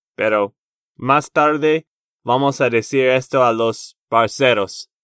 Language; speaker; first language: Spanish; non-native, fluent; English